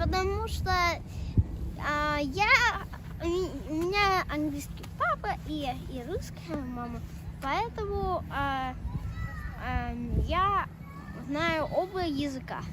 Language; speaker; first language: Russian; early bilingual, heritage; English